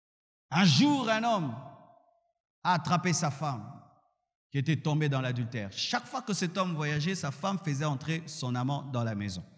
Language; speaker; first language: French; non-native, local second language; Lingala